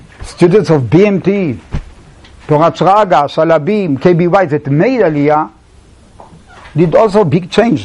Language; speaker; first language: English; non-native, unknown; Hebrew